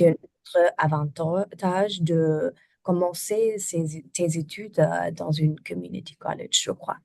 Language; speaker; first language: French; non-native, learner; German